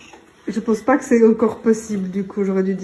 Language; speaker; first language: French; native; French